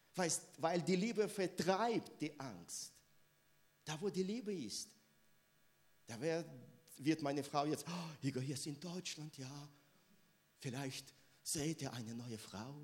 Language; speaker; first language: German; non-native, fluent; Russian